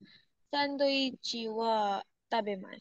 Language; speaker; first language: Japanese; non-native, learner; Filipino